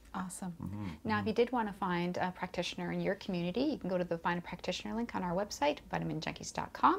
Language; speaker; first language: English; native; English